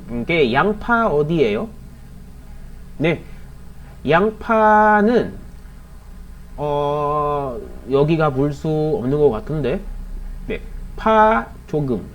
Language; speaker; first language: Korean; non-native, learner; Filipino